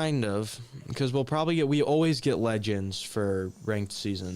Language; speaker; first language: English; native; English